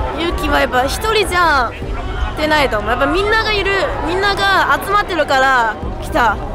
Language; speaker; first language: Japanese; non-native, fluent; Chinese